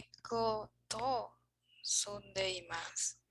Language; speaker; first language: Japanese; non-native, learner; English